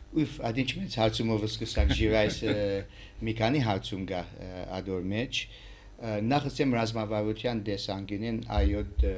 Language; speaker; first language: Armenian; early bilingual, heritage; Armenian